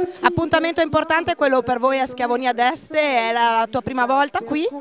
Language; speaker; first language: Italian; native; Italian